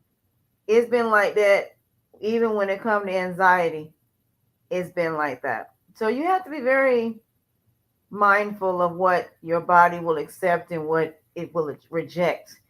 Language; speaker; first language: English; native; English